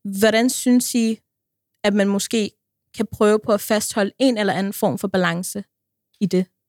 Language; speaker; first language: Danish; early bilingual, other home language; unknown